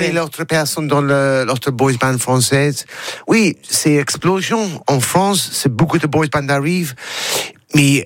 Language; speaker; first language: French; non-native, learner; English